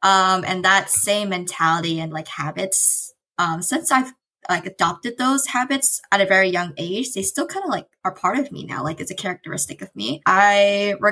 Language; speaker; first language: English; native; English